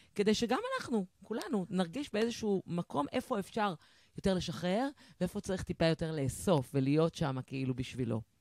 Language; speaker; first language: Hebrew; native; Hebrew